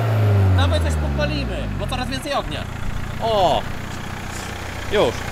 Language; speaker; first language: Polish; native; Polish